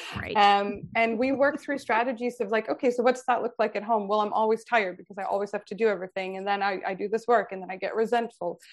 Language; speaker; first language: English; non-native, fluent; Swedish